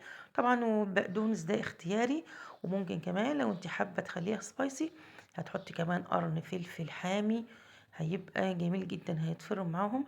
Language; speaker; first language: Arabic; native; Arabic